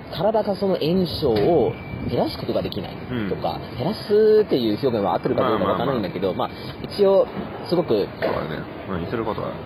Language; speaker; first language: Japanese; non-native, fluent; German